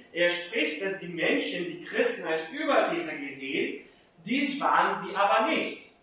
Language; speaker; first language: German; non-native, fluent; Portuguese